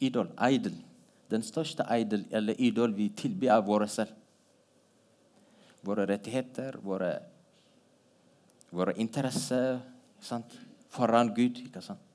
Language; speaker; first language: Norwegian; non-native, fluent; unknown